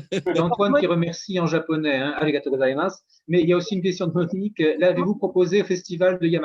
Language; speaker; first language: French; native; French